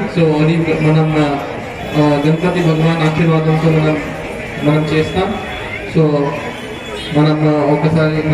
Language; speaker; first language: Telugu; non-native, learner; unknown